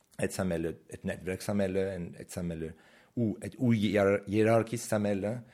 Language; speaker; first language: Swedish; non-native, fluent; French